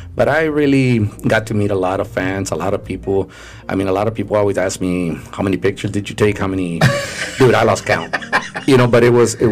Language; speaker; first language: English; early bilingual, other home language; Spanish